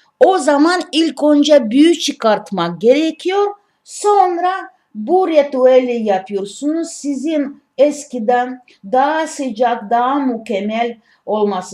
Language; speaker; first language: Turkish; non-native, learner; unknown